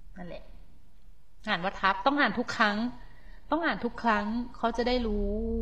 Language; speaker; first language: Thai; native; Thai